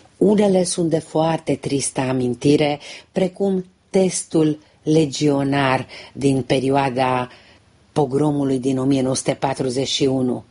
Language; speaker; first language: Romanian; native; Romanian